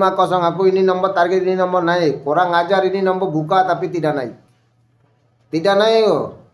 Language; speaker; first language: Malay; non-native, fluent; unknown